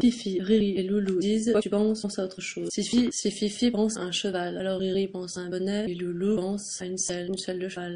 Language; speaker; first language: French; native; French